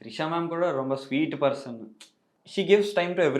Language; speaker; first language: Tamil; non-native, learner; Telugu